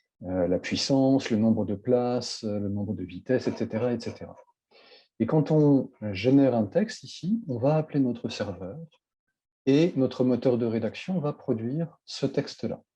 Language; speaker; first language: French; native; French